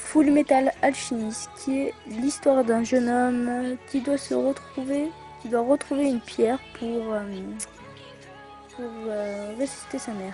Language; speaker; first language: French; native; French